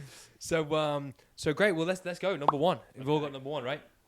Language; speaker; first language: English; native; English